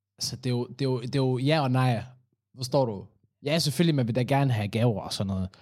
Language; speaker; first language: Danish; early bilingual, other home language; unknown